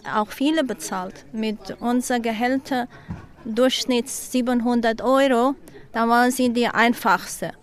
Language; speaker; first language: German; non-native, learner; Portuguese